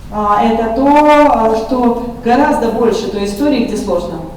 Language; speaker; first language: Russian; native; Russian